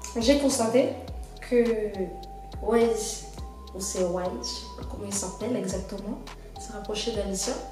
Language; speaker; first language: French; native; French